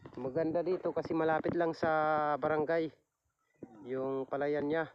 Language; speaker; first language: Filipino; non-native, local second language; Waray